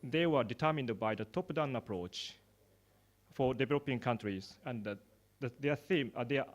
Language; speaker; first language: English; non-native, fluent; Japanese